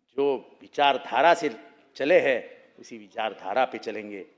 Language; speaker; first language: Hindi; non-native, local second language; Marathi